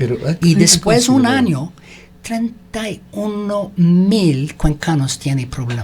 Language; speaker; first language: Spanish; non-native, learner; English